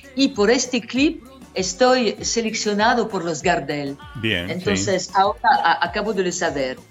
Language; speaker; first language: Spanish; non-native, learner; French